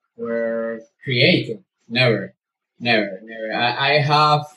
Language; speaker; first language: English; non-native, learner; Spanish